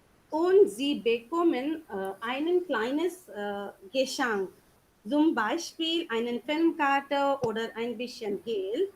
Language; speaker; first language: German; non-native, learner; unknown